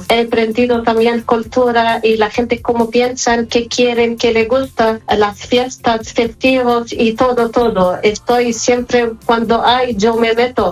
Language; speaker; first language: Spanish; non-native, fluent; Arabic